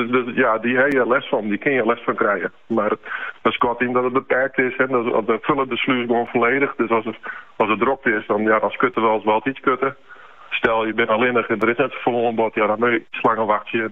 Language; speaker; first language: Dutch; non-native, local second language; Western Frisian